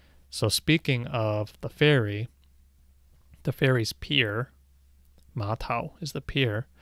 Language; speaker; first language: English; native; English